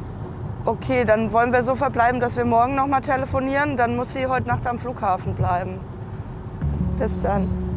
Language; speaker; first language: German; native; German